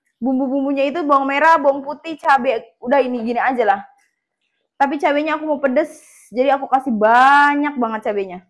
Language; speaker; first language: Indonesian; native; Indonesian